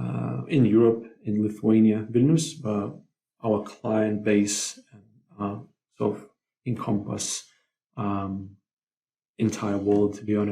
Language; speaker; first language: English; non-native, fluent; Lithuanian